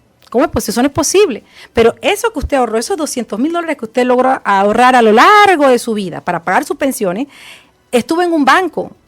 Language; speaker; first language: Spanish; native; Spanish